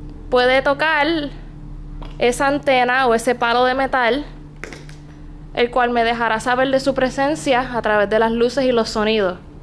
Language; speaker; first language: Spanish; native; Spanish